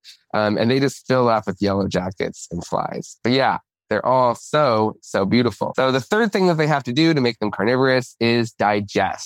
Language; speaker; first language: English; native; English